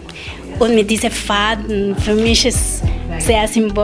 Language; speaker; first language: German; non-native, learner; Spanish